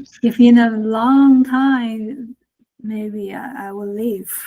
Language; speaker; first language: English; non-native, learner; Chinese